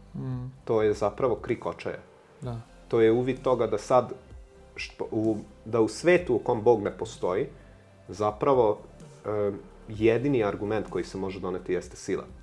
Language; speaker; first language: Serbian; non-native, local second language; Hungarian